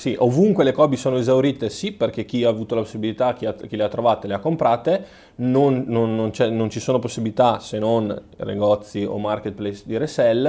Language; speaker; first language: Italian; native; Italian